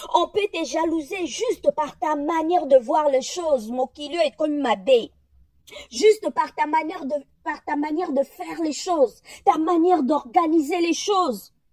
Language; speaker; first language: French; non-native, local second language; Lingala